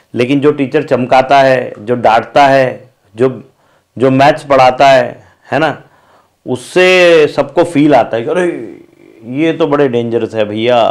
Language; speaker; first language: Hindi; non-native, local second language; Marathi